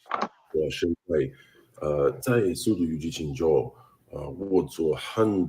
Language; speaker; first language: Chinese; non-native, learner; English